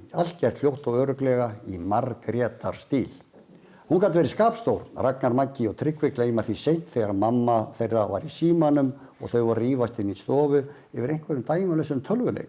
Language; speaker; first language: Icelandic; native; Icelandic